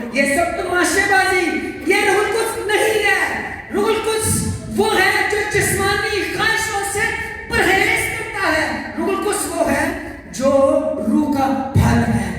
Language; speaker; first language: Urdu; non-native, local second language; Punjabi